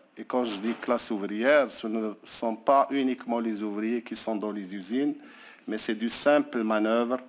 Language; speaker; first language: French; non-native, local second language; Arabic